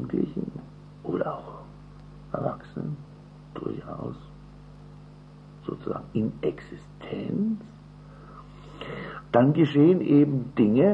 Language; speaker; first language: German; native; German